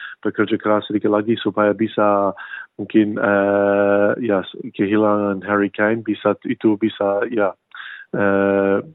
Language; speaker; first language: Indonesian; non-native, fluent; English